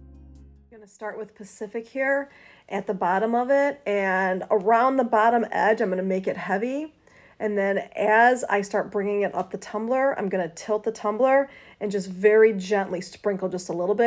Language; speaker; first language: English; native; English